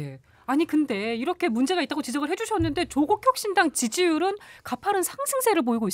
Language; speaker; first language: Korean; native; Korean